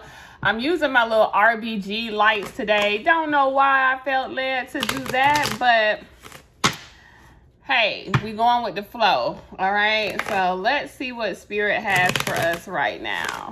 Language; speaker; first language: English; native; English